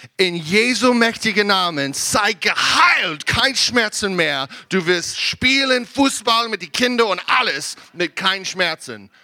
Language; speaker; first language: German; non-native, learner; English